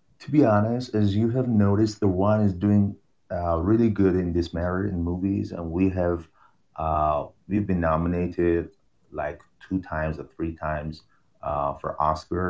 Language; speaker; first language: English; non-native, fluent; Persian